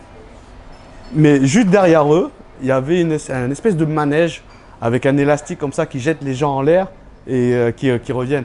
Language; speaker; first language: French; early bilingual, other home language; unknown